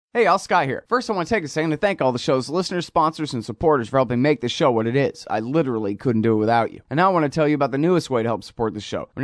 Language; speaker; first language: English; native; English